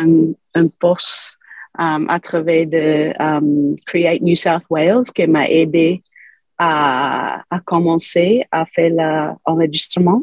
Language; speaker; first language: French; non-native, fluent; English